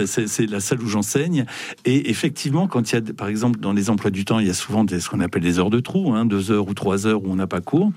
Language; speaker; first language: French; native; French